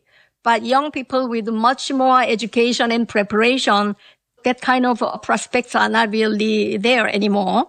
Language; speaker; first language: English; non-native, fluent; Korean